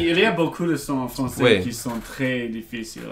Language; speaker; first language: French; non-native, learner; English